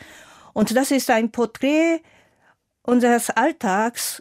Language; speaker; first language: German; non-native, fluent; Japanese